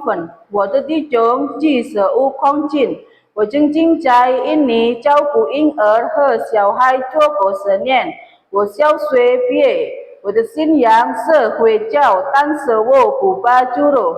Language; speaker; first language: Chinese; non-native, learner; Indonesian